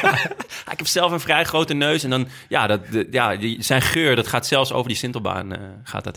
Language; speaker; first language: Dutch; native; Dutch